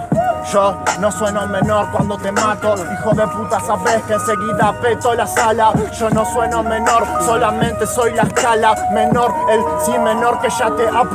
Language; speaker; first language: Spanish; native; Spanish